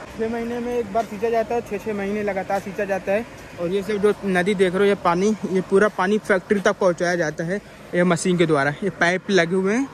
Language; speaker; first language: Hindi; native; Hindi